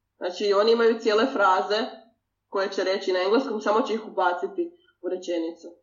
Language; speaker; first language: Croatian; native; Croatian